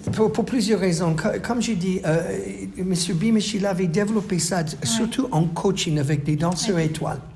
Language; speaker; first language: French; non-native, fluent; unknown